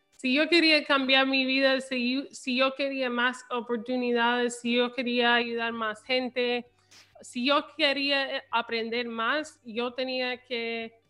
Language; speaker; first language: Spanish; early bilingual, heritage; English